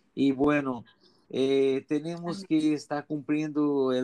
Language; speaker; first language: Spanish; non-native, learner; Portuguese